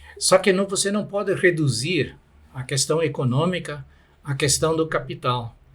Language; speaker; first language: Portuguese; non-native, local second language; German